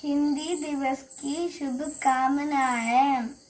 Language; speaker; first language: Hindi; non-native, local second language; Malayalam